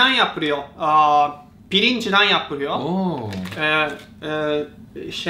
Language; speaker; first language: Turkish; non-native, learner; Japanese